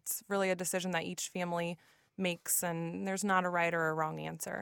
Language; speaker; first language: English; native; English